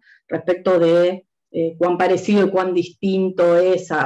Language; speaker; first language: Spanish; native; Spanish